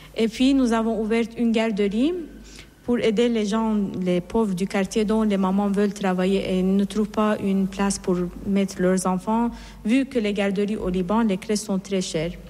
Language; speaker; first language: French; non-native, fluent; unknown